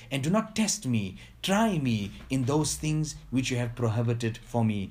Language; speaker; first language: English; native; English